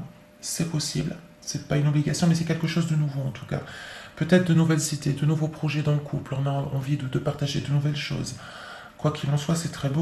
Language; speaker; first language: French; native; French